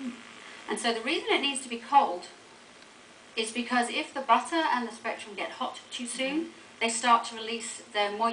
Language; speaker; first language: English; native; English